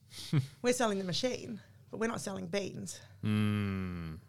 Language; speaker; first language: English; native; English